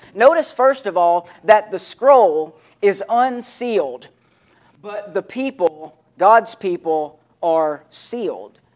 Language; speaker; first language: English; native; English